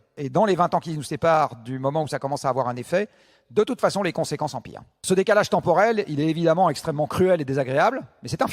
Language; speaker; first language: French; native; French